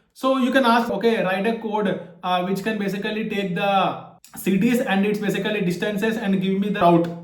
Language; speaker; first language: English; non-native, local second language; Telugu